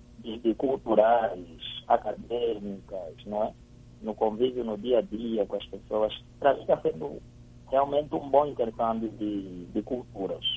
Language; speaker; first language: Portuguese; native; Portuguese